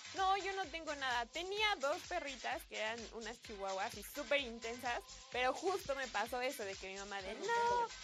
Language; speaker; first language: Spanish; native; Spanish